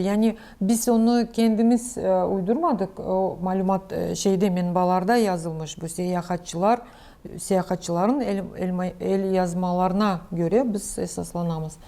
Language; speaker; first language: Turkish; non-native, learner; Crimean Tatar